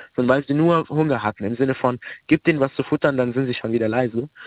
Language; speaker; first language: German; early bilingual, other home language; Arabic